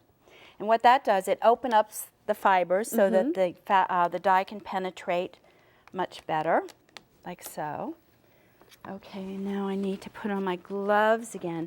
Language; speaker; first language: English; native; English